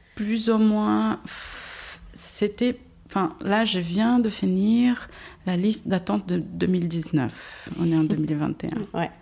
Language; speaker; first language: French; non-native, fluent; Portuguese